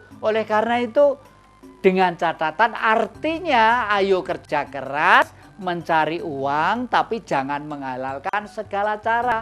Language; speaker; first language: Indonesian; native; Indonesian